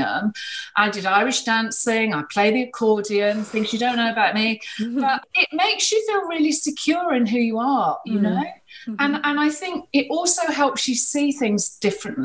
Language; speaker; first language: English; native; English